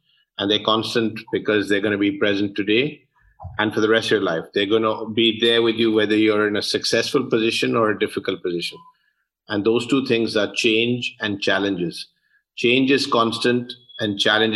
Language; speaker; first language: English; native; English